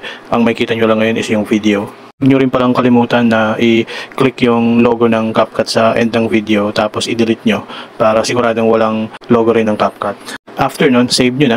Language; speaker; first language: Filipino; native; Filipino